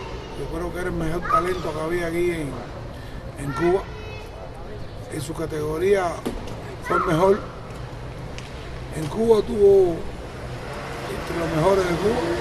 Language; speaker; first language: Spanish; native; Spanish